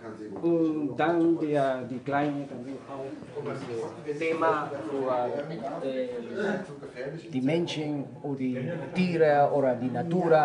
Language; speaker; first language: German; non-native, learner; Spanish